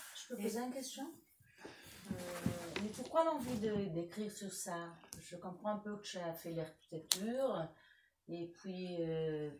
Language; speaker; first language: French; non-native, learner; Portuguese